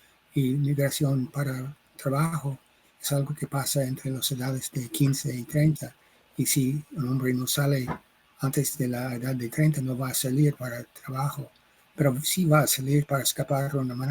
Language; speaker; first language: Spanish; non-native, fluent; English